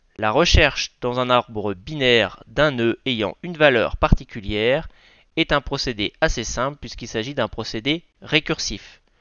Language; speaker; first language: French; native; French